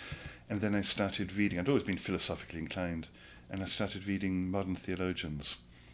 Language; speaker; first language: English; native; English